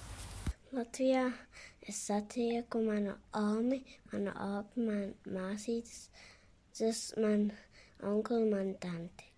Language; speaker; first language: Latvian; early bilingual, heritage; Latvian